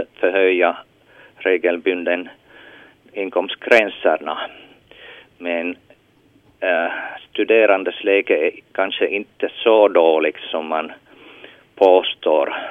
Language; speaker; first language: Swedish; non-native, local second language; Finnish